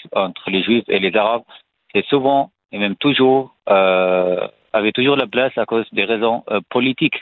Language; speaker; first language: French; non-native, fluent; Arabic